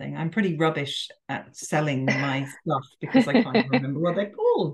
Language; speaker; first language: English; native; English